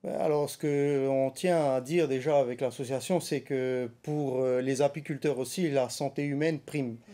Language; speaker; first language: French; native; French